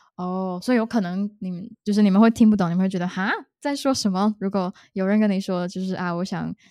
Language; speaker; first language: Chinese; native; Chinese